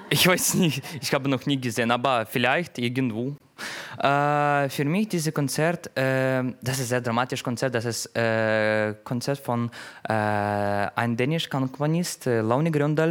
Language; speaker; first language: German; non-native, learner; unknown